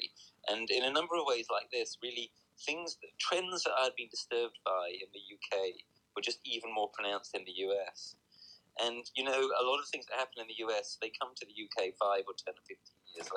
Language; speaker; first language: English; native; English